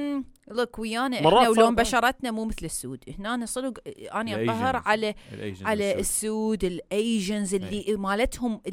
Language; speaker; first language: Arabic; early bilingual, heritage; Arabic